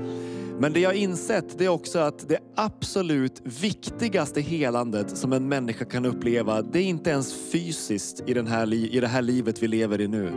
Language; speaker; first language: Swedish; native; Swedish